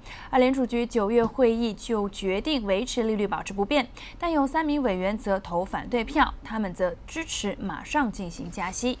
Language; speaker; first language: Chinese; non-native, local second language; Cantonese